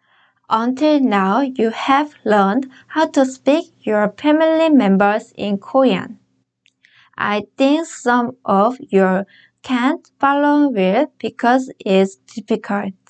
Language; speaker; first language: English; non-native, fluent; Korean